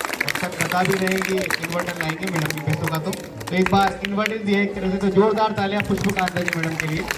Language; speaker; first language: Hindi; native; Hindi